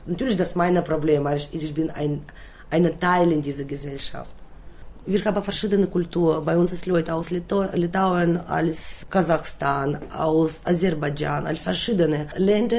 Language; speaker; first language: German; non-native, learner; Russian